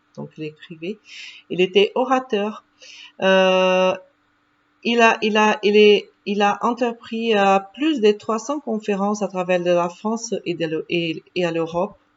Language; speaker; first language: French; non-native, fluent; Portuguese